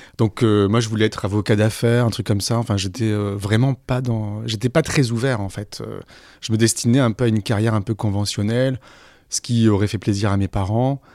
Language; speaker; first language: French; native; French